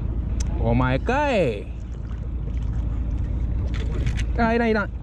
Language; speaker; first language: Japanese; native; Japanese